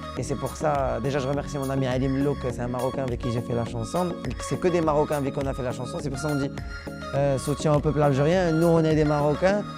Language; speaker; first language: French; non-native, local second language; Arabic